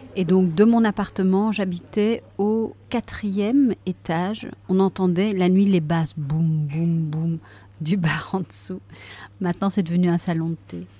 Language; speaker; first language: French; native; French